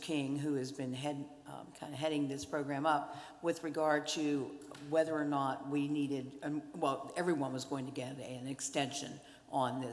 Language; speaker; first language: English; native; English